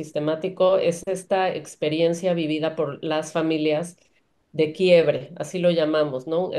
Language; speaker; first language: Spanish; native; Spanish